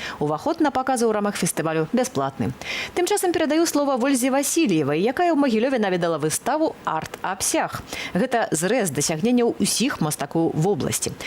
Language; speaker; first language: Belarusian; native; Belarusian